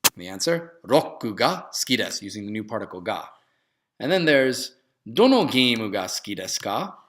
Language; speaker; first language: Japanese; non-native, fluent; English